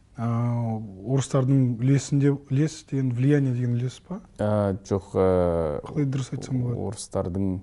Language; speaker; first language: Kazakh; non-native, local second language; Russian